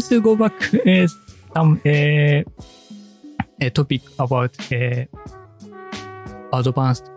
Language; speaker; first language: English; non-native, learner; Japanese